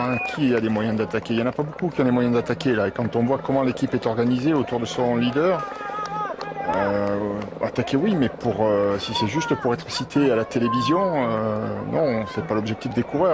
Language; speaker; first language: French; native; French